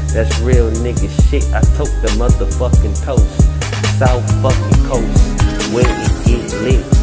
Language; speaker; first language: English; native; English